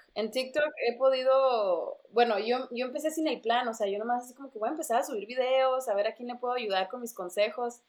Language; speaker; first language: Spanish; early bilingual, other home language; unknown